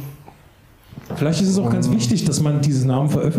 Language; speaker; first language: German; native; German